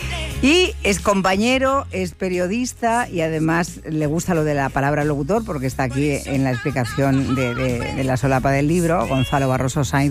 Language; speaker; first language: Spanish; native; Spanish